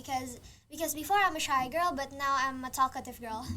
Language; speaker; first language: English; non-native, fluent; Indonesian